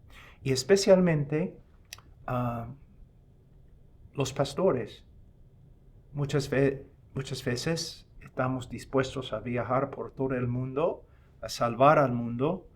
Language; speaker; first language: Spanish; non-native, fluent; English